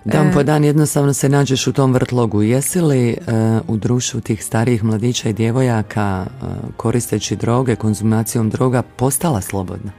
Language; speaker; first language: Croatian; native; Croatian